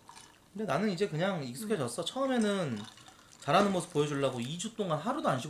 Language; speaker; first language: Korean; native; Korean